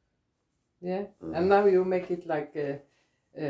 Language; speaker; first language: English; non-native, learner; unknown